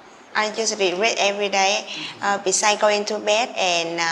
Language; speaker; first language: English; non-native, learner; Vietnamese